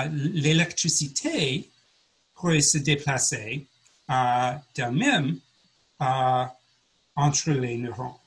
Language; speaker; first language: French; non-native, learner; English